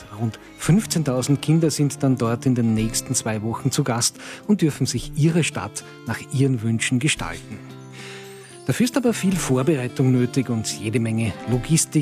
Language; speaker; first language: German; native; German